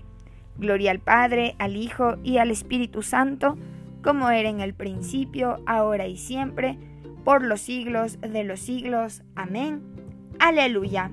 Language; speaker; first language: Spanish; native; Spanish